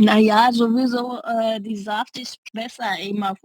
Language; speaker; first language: German; non-native, learner; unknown